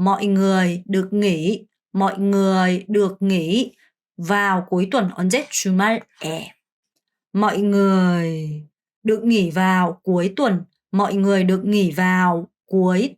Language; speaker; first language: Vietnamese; non-native, fluent; Korean